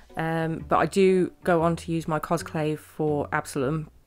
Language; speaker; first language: English; native; English